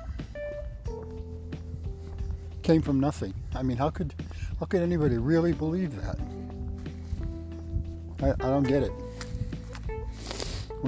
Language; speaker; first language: English; native; English